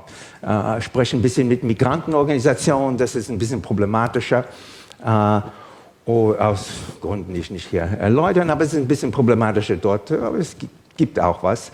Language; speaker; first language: German; non-native, fluent; English